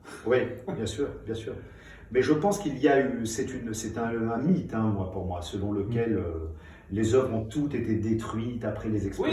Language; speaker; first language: French; native; French